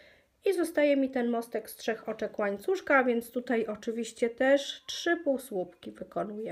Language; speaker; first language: Polish; native; Polish